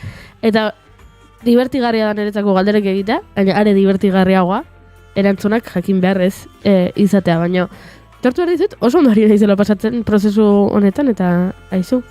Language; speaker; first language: Basque; native; Basque